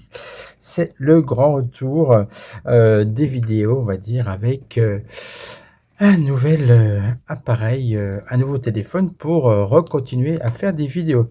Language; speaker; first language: French; native; French